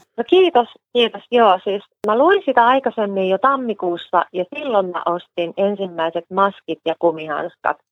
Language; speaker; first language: Finnish; native; Finnish